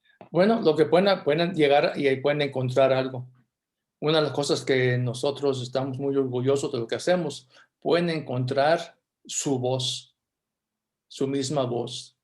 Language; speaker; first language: Spanish; early bilingual, heritage; Spanish